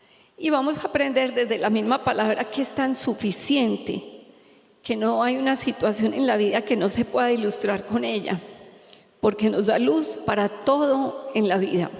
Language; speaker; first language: Spanish; native; Spanish